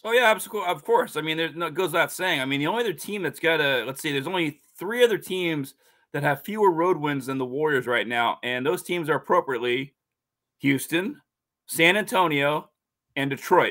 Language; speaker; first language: English; native; English